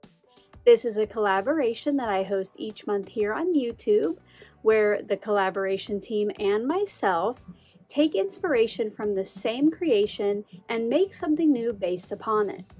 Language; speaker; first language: English; native; English